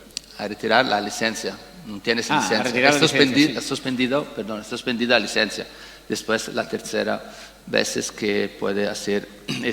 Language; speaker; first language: Spanish; non-native, learner; Italian